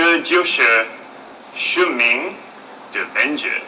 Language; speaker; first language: Chinese; non-native, learner; English